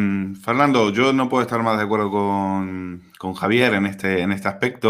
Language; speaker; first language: Spanish; native; Spanish